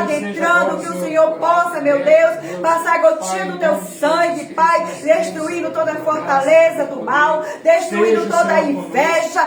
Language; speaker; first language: Portuguese; native; Portuguese